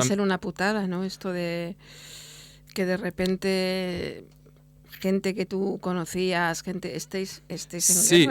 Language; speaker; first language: Spanish; native; Spanish